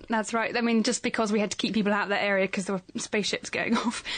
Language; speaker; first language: English; native; English